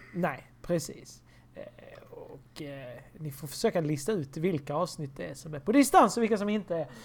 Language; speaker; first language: Swedish; native; Swedish